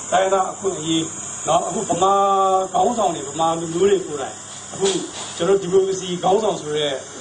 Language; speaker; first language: Burmese; non-native, local second language; Tedim Chin